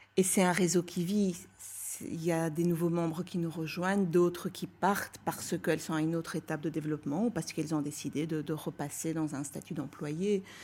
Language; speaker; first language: French; non-native, fluent; Bulgarian